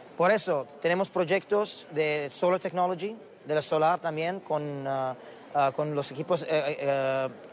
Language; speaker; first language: Spanish; non-native, learner; Arabic